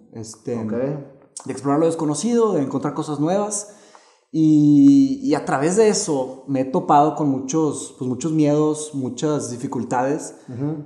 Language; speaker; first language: Spanish; early bilingual, other home language; Portuguese